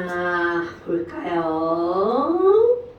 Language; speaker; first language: Korean; native; Korean